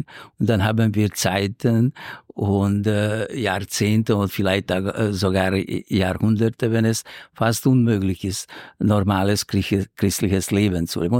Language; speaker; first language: German; non-native, fluent; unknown